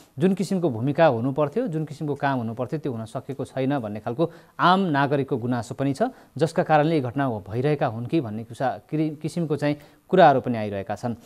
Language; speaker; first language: Nepali; native; Nepali